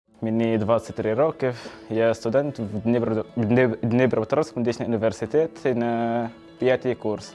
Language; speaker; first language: Ukrainian; non-native, learner; Arabic